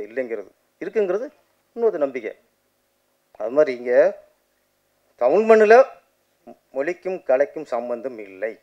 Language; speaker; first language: Tamil; native; Tamil